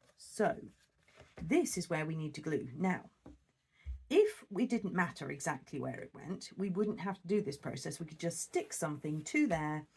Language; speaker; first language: English; native; English